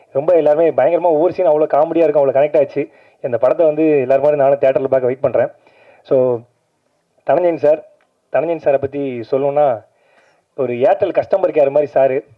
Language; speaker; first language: Tamil; native; Tamil